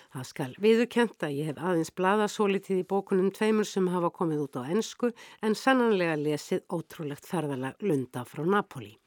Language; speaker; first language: Icelandic; native; Icelandic